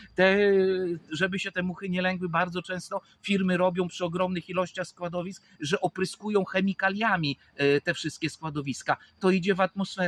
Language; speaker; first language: Polish; native; Polish